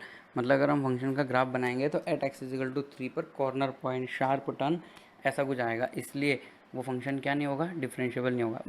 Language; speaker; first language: Hindi; native; Hindi